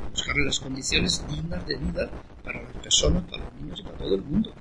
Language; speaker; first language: Spanish; native; Spanish